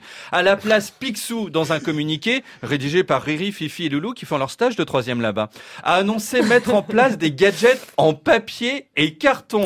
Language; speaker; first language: French; native; French